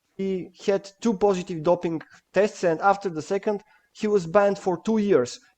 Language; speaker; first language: English; non-native, fluent; Bulgarian